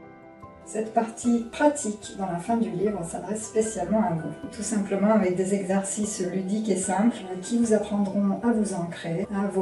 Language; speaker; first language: French; native; French